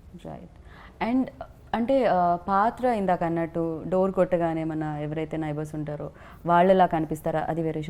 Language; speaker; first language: Telugu; native; Telugu